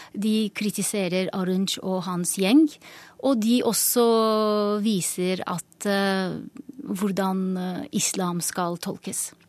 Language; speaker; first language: Norwegian; non-native, fluent; Turkish